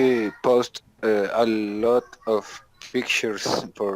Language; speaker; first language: English; non-native, learner; Spanish